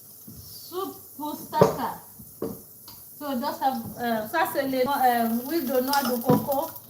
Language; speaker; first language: French; non-native, learner; English